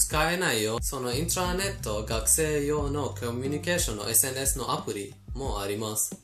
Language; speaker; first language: Japanese; non-native, fluent; Persian